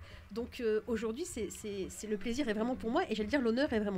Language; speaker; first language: French; native; French